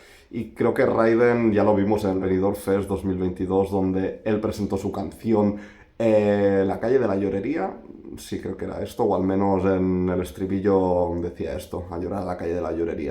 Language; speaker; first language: Spanish; native; Spanish